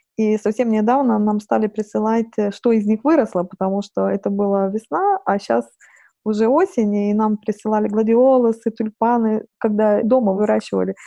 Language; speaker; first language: Russian; non-native, fluent; Lithuanian